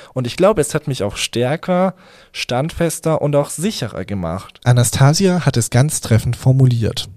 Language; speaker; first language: German; early bilingual, other home language; Hungarian